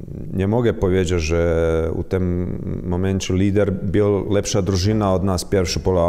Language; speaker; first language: Polish; non-native, learner; Croatian